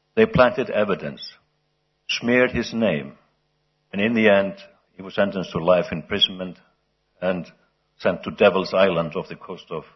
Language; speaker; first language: English; non-native, fluent; Icelandic